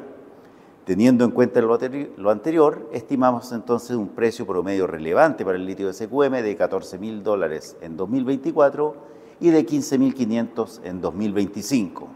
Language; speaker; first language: Spanish; native; Spanish